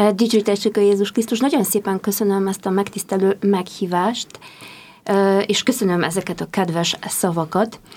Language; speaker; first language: Hungarian; non-native, fluent; Polish